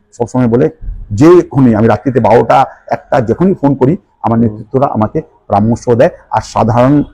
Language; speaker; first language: Bangla; non-native, local second language; Hindi